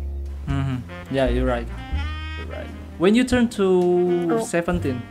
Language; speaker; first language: English; non-native, learner; Indonesian